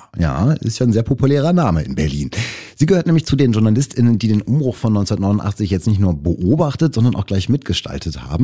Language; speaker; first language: German; native; German